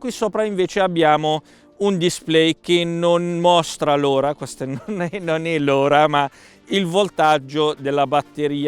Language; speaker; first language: Italian; native; Italian